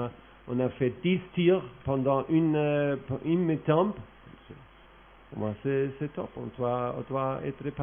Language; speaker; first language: French; non-native, fluent; German